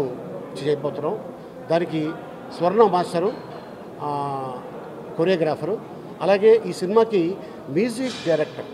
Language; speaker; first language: Telugu; native; Telugu